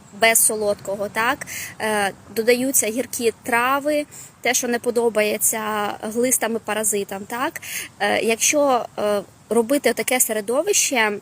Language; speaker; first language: Ukrainian; non-native, local second language; Russian